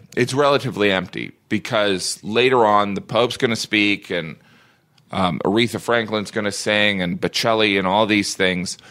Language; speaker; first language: English; native; English